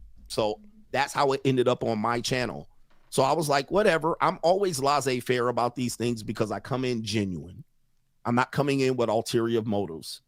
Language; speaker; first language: English; native; English